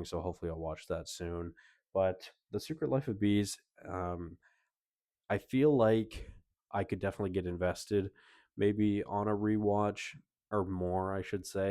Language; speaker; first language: English; native; English